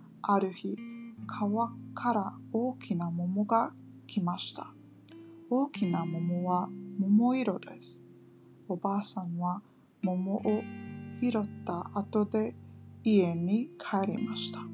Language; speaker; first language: Japanese; non-native, learner; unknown